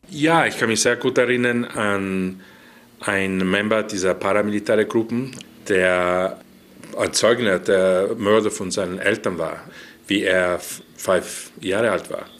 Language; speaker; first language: German; non-native, fluent; Italian